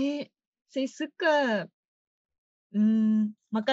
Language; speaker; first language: Indonesian; non-native, learner; Japanese